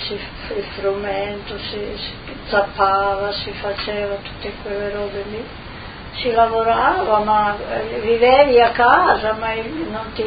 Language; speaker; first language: Italian; non-native, local second language; Slovenian